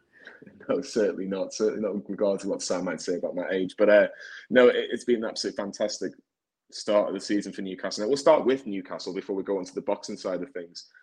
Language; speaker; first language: English; native; English